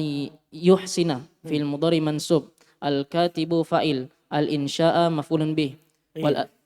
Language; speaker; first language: Arabic; non-native, learner; Indonesian